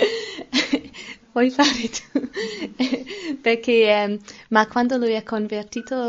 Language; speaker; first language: Italian; non-native, learner; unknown